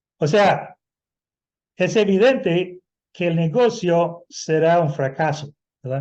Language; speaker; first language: Spanish; non-native, fluent; English